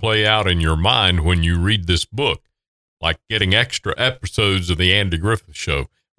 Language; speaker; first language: English; native; English